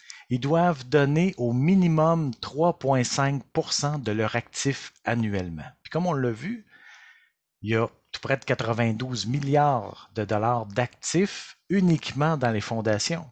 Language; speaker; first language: French; native; French